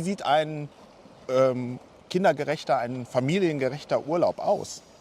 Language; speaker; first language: German; native; German